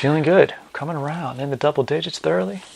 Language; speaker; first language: English; native; English